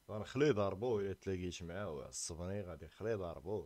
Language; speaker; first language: Arabic; native; Arabic